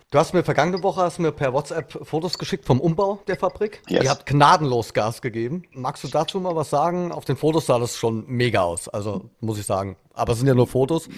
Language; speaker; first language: German; native; German